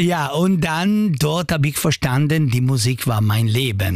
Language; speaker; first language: German; non-native, local second language; Italian